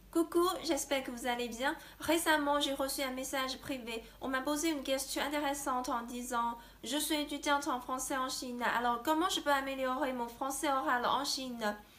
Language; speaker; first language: French; non-native, fluent; Chinese